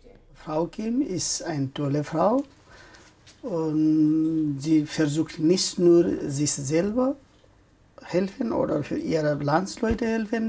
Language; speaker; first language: German; non-native, fluent; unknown